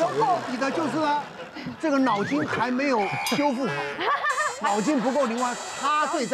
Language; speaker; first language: Chinese; native; Chinese